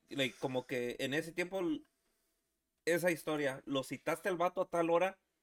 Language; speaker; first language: Spanish; native; Spanish